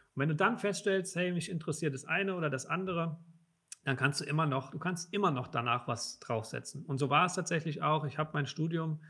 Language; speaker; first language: German; native; German